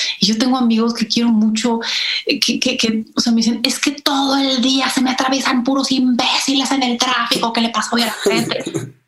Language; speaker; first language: Spanish; early bilingual, other home language; Polish